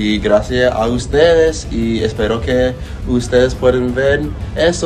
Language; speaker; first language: Spanish; early bilingual, heritage; English